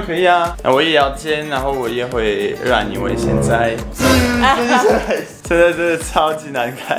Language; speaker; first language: Chinese; non-native, fluent; French